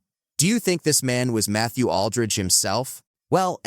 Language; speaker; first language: English; native; English